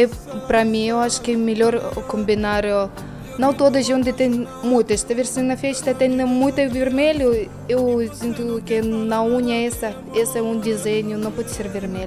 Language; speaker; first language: Portuguese; non-native, learner; Russian